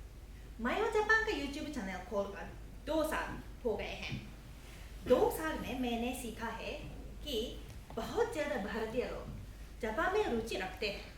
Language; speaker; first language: Hindi; non-native, fluent; Japanese